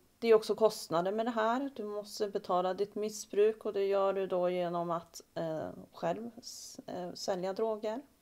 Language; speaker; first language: Swedish; native; Swedish